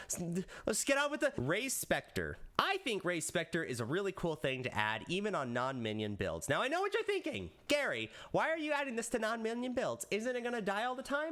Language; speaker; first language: English; native; English